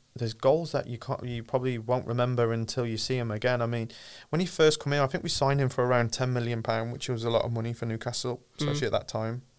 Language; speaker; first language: English; native; English